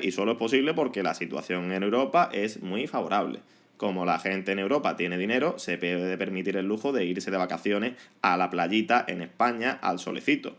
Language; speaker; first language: Spanish; native; Spanish